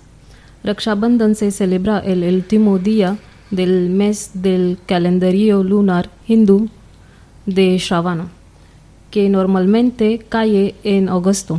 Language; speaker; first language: Spanish; non-native, learner; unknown